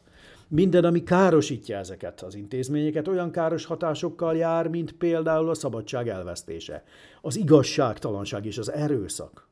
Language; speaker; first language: Hungarian; native; Hungarian